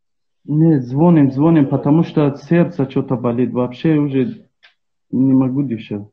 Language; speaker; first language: Russian; non-native, learner; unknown